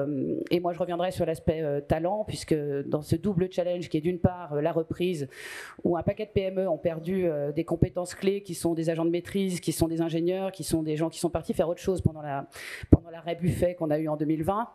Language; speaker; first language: French; native; French